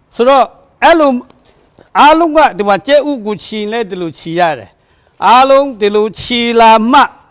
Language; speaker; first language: Burmese; non-native, local second language; Kachin